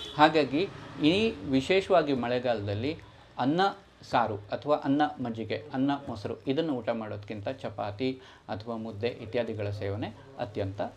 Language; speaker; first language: Kannada; native; Kannada